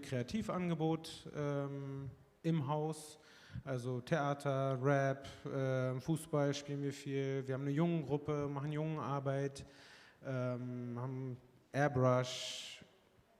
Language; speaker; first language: German; early bilingual, other home language; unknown